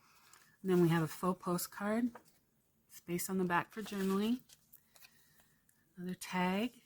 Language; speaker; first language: English; native; English